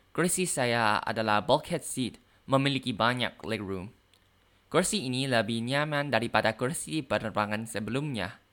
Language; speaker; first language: Indonesian; non-native, learner; Thai